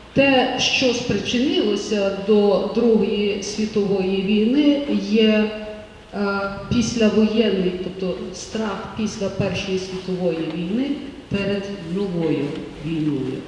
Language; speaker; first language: Ukrainian; native; Ukrainian